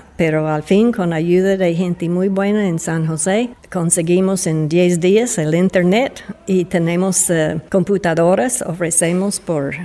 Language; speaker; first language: Spanish; non-native, fluent; English